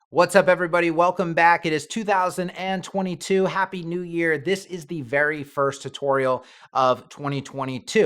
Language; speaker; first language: English; native; English